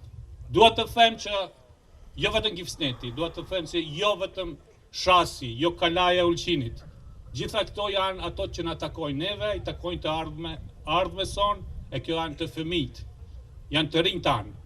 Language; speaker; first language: Albanian; native; Albanian